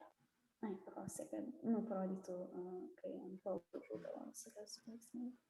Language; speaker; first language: Lithuanian; early bilingual, heritage; Russian